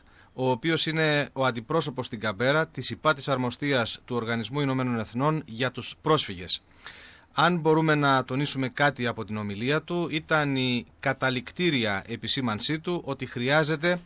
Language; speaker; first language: Greek; native; Greek